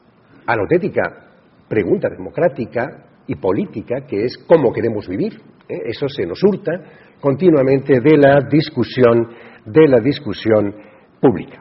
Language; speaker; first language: Spanish; native; Spanish